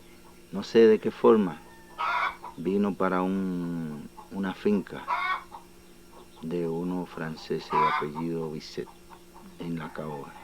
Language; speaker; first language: Spanish; non-native, local second language; Haitian Creole